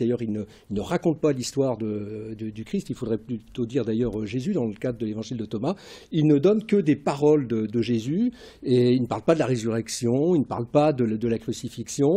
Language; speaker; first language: French; native; French